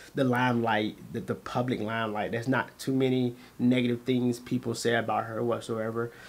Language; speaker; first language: English; native; English